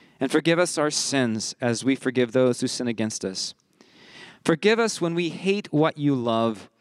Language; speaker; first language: English; early bilingual, heritage; English